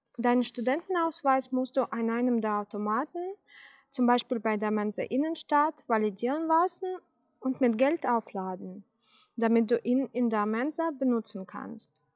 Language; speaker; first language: German; non-native, fluent; Russian